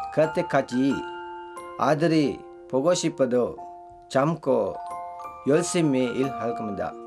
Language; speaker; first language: Korean; non-native, learner; Sinhala